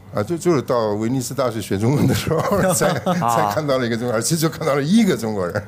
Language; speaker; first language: Chinese; non-native, fluent; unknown